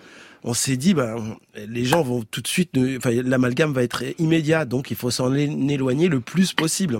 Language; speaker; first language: French; native; French